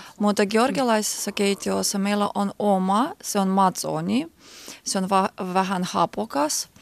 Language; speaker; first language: Finnish; non-native, learner; Georgian